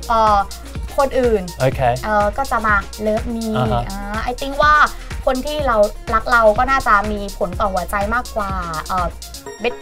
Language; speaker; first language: English; non-native, learner; Thai